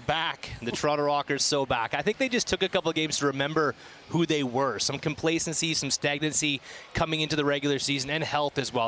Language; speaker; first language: English; native; English